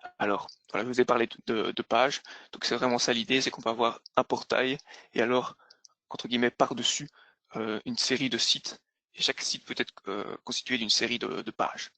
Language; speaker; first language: French; native; French